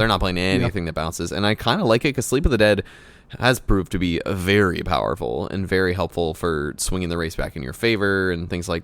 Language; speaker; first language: English; native; English